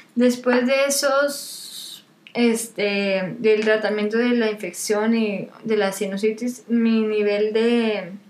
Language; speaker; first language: Spanish; native; Spanish